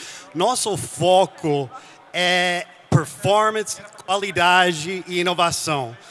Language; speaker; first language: Portuguese; non-native, fluent; English